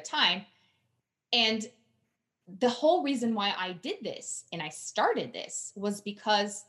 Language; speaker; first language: English; non-native, fluent; Portuguese